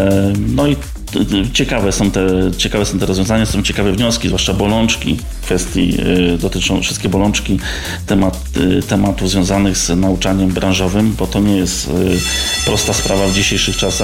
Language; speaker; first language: Polish; native; Polish